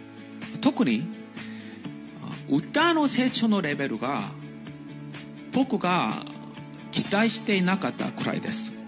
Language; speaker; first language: Japanese; non-native, learner; Korean